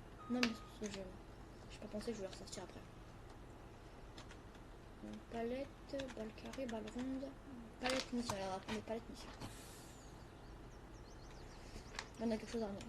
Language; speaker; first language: French; native; French